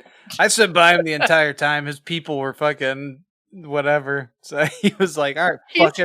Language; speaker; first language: English; native; English